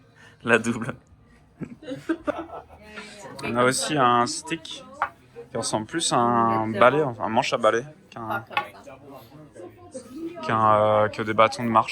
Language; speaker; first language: French; native; French